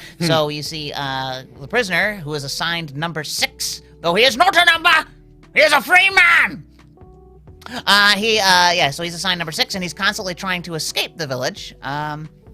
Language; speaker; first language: English; native; English